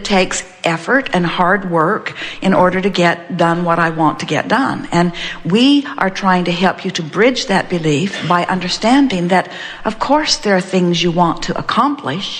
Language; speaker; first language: English; native; English